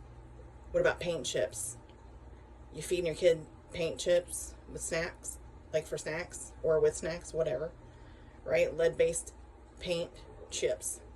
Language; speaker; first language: English; native; English